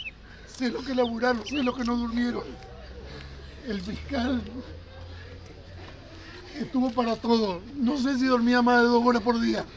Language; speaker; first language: Spanish; native; Spanish